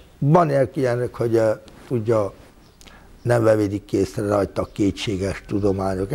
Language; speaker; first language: Hungarian; non-native, local second language; Romany